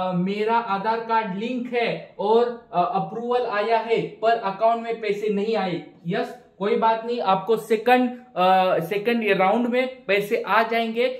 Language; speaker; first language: Hindi; non-native, local second language; Marathi